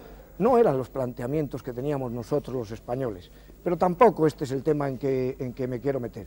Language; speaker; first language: Spanish; native; Spanish